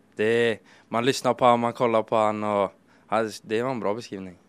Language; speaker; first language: Swedish; native; Swedish